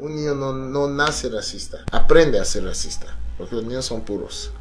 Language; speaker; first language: Spanish; non-native, fluent; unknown